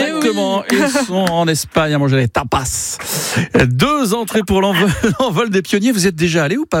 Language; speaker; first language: French; native; French